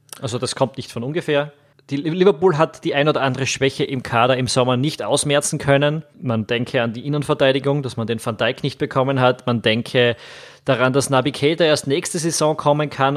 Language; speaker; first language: German; native; German